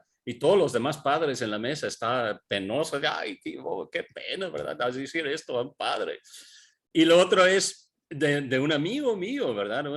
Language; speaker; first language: Spanish; non-native, fluent; English